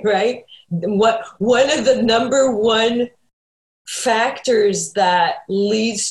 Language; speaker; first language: English; native; English